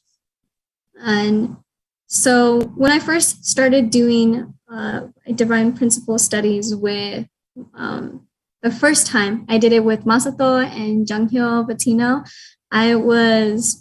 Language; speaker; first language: English; native; English